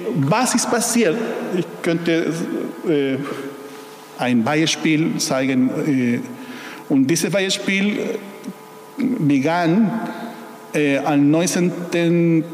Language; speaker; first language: German; non-native, fluent; Spanish